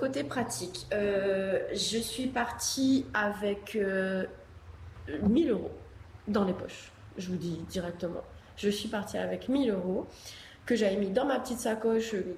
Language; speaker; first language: French; native; French